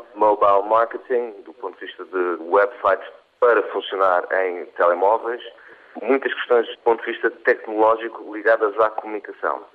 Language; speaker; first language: Portuguese; non-native, fluent; English